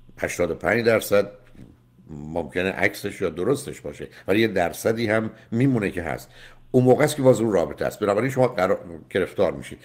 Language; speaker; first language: Persian; native; Persian